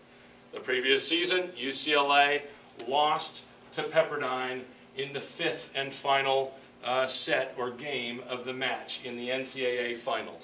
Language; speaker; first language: English; native; English